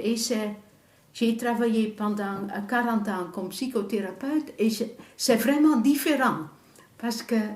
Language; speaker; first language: French; non-native, fluent; Dutch